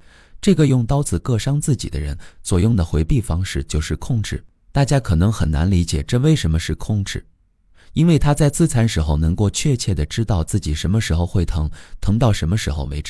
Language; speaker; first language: Chinese; native; Chinese